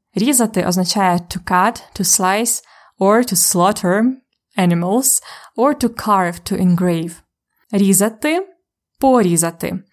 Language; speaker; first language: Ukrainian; native; Ukrainian